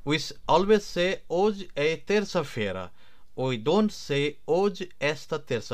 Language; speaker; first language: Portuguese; non-native, learner; Nepali